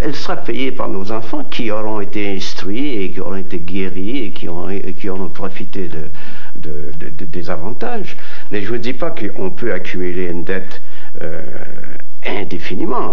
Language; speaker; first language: French; native; French